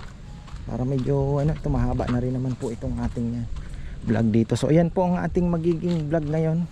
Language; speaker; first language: Filipino; native; Filipino